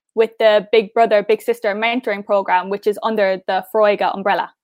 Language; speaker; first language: English; native; English